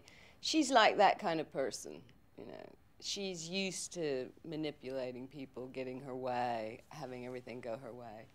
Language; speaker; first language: English; native; English